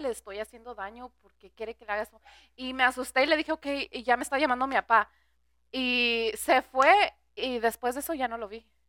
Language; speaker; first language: Spanish; early bilingual, heritage; Spanish